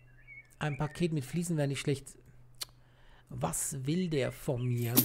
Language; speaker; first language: German; native; German